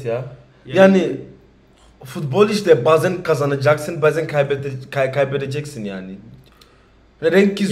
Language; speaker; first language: Turkish; non-native, learner; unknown